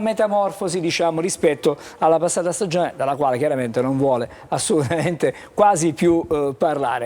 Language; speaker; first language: Italian; native; Italian